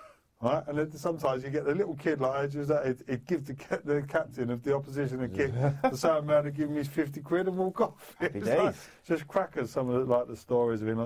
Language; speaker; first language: English; native; English